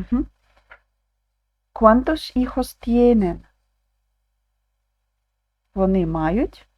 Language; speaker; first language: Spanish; non-native, learner; Ukrainian